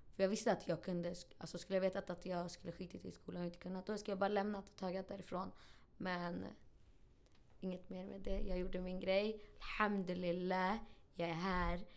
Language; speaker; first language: Swedish; early bilingual, other home language; Arabic